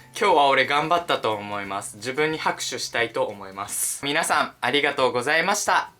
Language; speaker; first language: Japanese; native; Japanese